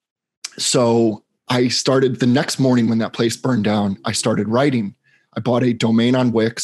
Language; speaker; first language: English; native; English